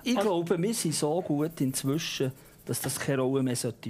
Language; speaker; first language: German; native; German